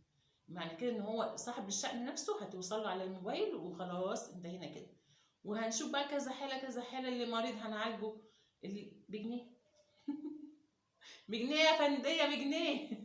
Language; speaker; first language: Arabic; native; Arabic